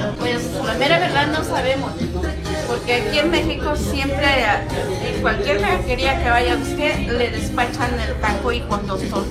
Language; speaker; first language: Spanish; native; Spanish